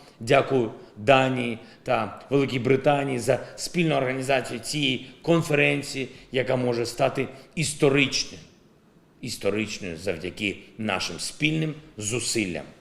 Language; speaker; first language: Ukrainian; non-native, local second language; Russian